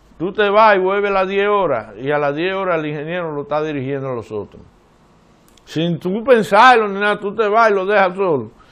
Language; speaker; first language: Spanish; native; Spanish